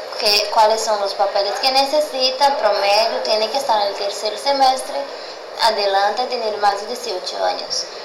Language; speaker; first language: Spanish; native; Spanish